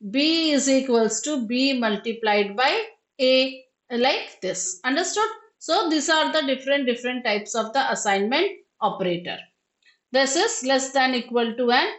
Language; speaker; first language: English; non-native, local second language; Hindi